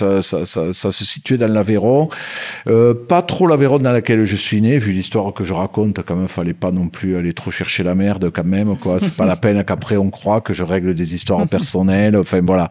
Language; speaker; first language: French; native; French